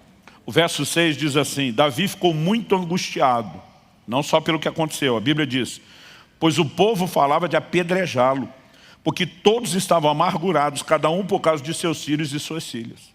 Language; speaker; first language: Portuguese; native; Portuguese